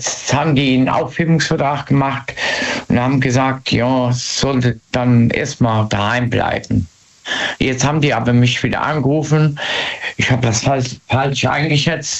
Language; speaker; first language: German; native; German